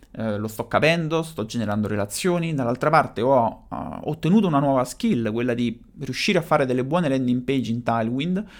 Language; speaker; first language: Italian; native; Italian